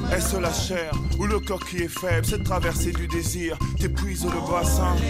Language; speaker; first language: French; native; French